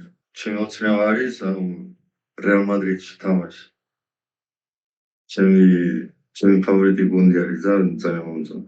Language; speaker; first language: Georgian; early bilingual, heritage; Georgian